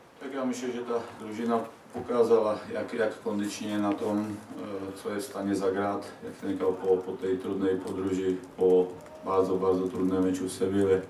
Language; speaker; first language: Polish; non-native, learner; Czech